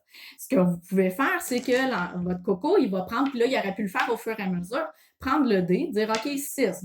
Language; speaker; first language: French; native; French